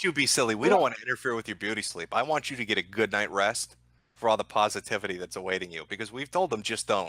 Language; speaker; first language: English; native; English